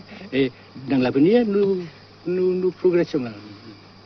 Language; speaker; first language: French; non-native, local second language; Vietnamese